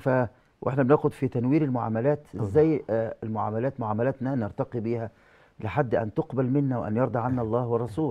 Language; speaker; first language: Arabic; native; Arabic